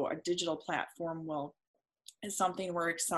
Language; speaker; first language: English; native; English